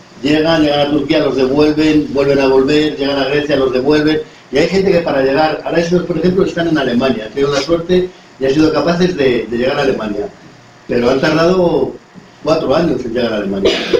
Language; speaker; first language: Spanish; native; Spanish